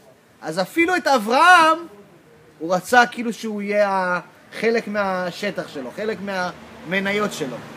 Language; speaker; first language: Hebrew; early bilingual, heritage; English